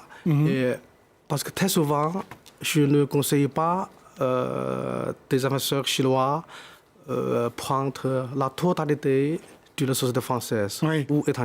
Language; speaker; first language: French; non-native, fluent; Chinese